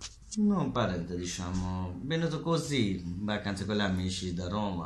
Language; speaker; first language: Italian; non-native, learner; Bangla